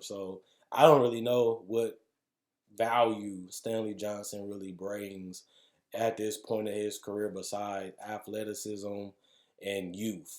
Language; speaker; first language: English; native; English